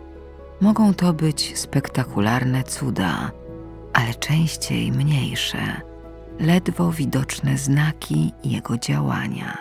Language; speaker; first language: Polish; native; Polish